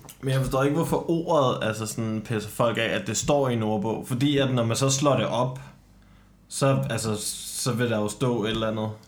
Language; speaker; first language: Danish; early bilingual, other home language; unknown